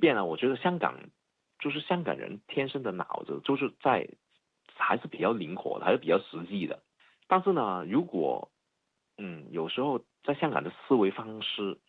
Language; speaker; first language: Chinese; non-native, fluent; Cantonese